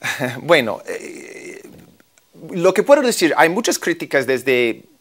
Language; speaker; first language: Spanish; non-native, fluent; English